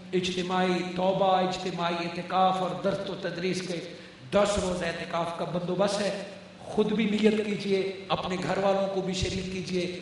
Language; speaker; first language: Urdu; non-native, local second language; Punjabi